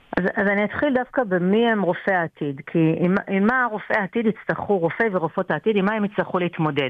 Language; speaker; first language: Hebrew; native; Hebrew